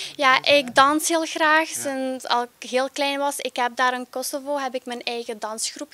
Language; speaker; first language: Dutch; early bilingual, other home language; Albanian